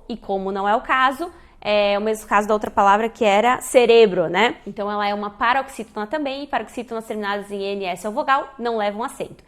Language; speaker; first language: Portuguese; native; Portuguese